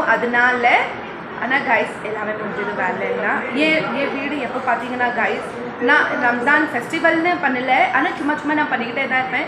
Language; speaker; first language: Tamil; non-native, local second language; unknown